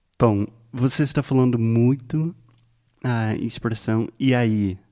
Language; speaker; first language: Portuguese; non-native, fluent; English